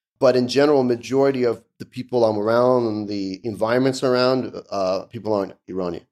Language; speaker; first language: English; early bilingual, other home language; Persian